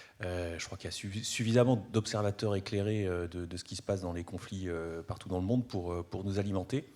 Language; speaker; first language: French; native; French